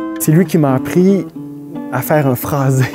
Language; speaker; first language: French; native; French